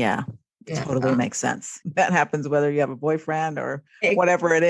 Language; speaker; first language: English; native; English